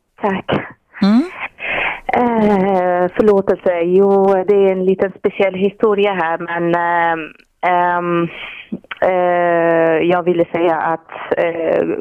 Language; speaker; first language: Swedish; non-native, fluent; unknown